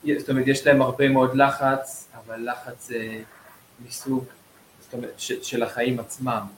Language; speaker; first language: Hebrew; native; Hebrew